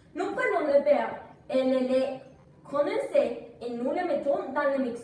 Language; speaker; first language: French; non-native, learner; Spanish